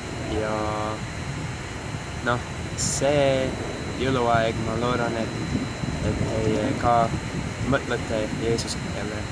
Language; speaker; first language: Estonian; non-native, fluent; English